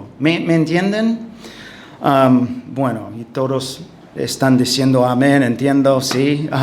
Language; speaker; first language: Spanish; non-native, fluent; English